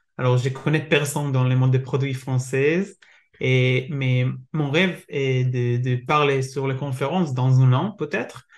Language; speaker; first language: French; non-native, learner; Hebrew